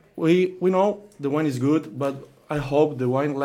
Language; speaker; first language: English; non-native, learner; Catalan